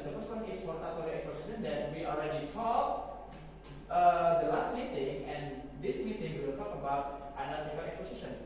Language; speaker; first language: English; non-native, fluent; Indonesian